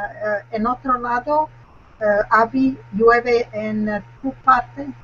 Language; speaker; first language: Spanish; non-native, learner; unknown